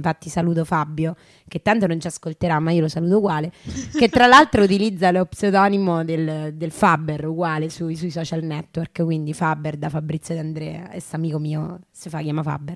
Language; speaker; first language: Italian; native; Italian